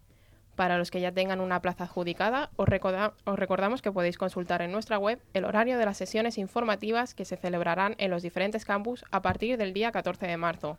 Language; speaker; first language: Spanish; native; Spanish